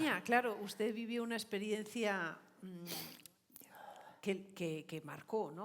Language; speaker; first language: Spanish; native; Spanish